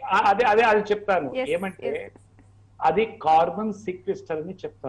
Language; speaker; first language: Telugu; non-native, learner; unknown